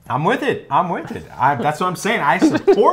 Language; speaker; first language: English; native; English